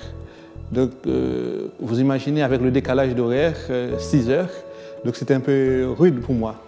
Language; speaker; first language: French; non-native, local second language; Haitian Creole